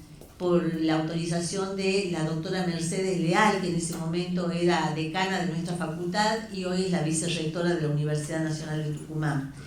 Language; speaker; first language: Spanish; native; Spanish